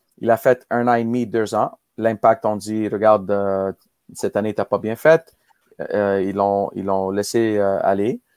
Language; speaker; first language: French; native; French